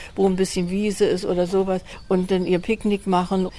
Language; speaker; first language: German; native; German